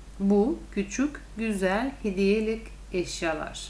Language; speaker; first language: Turkish; non-native, fluent; Russian